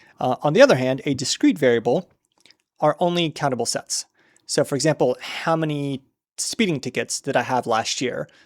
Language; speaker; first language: English; native; English